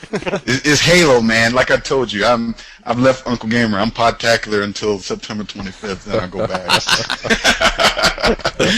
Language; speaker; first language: English; native; English